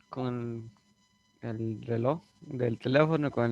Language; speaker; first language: Spanish; native; Spanish